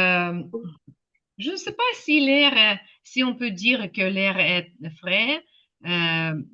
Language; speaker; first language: French; non-native, fluent; Ukrainian